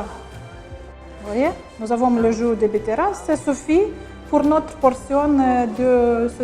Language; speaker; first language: French; non-native, learner; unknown